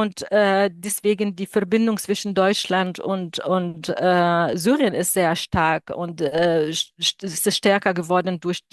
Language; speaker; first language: German; non-native, fluent; Arabic